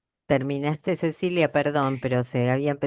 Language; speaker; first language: Spanish; native; Spanish